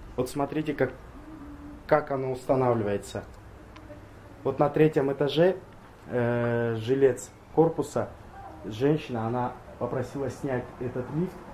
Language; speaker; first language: Russian; non-native, local second language; Georgian